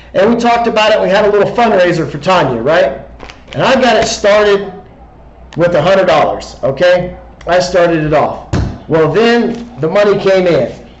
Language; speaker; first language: English; native; English